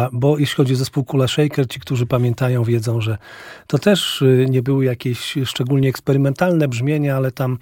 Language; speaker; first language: Polish; native; Polish